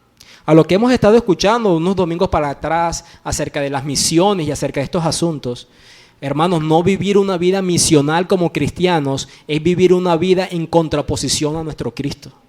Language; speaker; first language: Spanish; native; Spanish